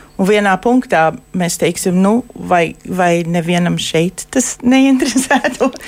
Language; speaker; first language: Latvian; early bilingual, heritage; Latvian